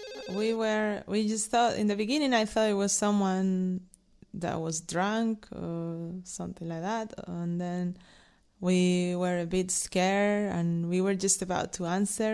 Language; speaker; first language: English; non-native, fluent; Spanish